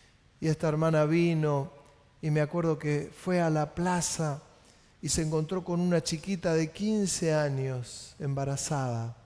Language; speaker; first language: Spanish; native; Spanish